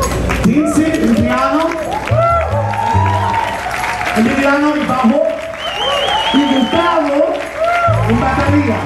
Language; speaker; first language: Spanish; non-native, learner; English